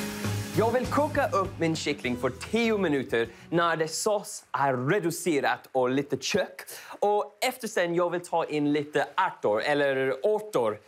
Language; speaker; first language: Swedish; non-native, learner; English